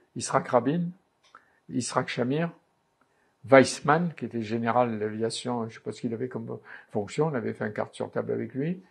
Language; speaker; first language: French; native; French